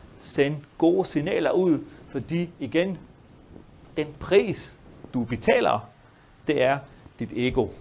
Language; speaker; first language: Danish; early bilingual, other home language; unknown